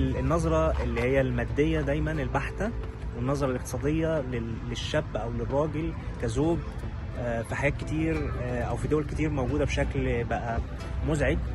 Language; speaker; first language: Arabic; native; Arabic